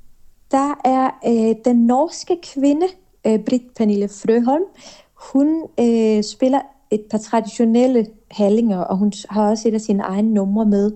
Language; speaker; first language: Danish; native; Danish